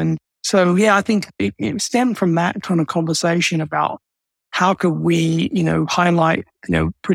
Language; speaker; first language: English; native; English